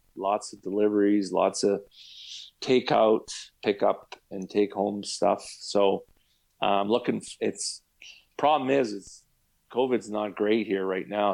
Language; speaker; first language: English; native; English